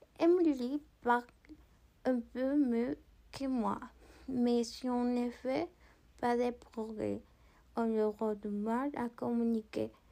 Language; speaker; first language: French; non-native, learner; Spanish